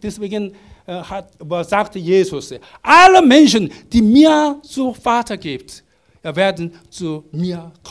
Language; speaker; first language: German; non-native, learner; Korean